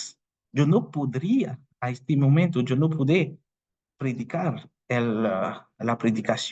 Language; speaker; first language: Spanish; non-native, fluent; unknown